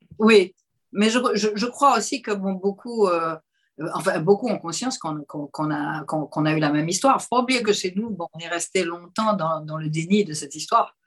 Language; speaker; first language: French; native; French